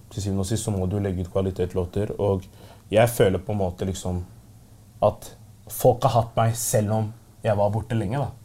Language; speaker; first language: Norwegian; early bilingual, other home language; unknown